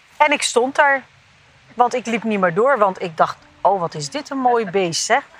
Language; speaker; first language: Dutch; early bilingual, other home language; Turkish